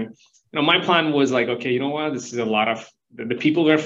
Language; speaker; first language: English; non-native, local second language; Telugu